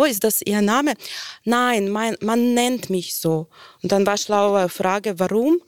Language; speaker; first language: German; non-native, fluent; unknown